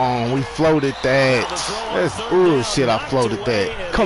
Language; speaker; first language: English; native; English